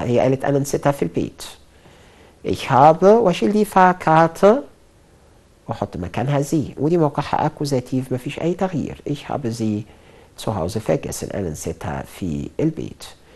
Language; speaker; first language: German; non-native, fluent; Arabic